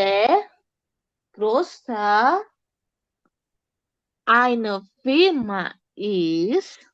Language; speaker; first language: German; non-native, learner; Indonesian